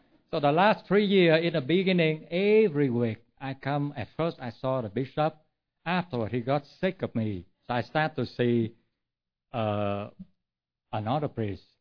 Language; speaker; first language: English; non-native, fluent; Vietnamese